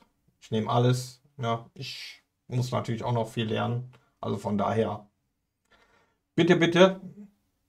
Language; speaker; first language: German; native; German